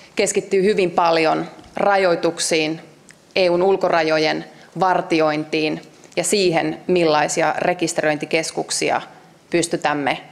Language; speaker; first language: Finnish; native; Finnish